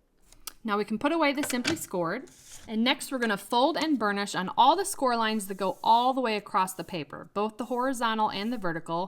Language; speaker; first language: English; native; English